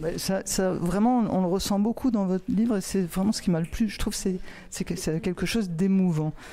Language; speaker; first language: French; native; French